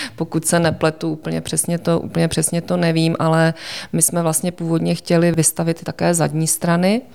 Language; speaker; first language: Czech; native; Czech